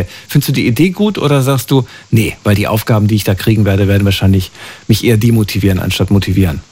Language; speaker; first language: German; native; German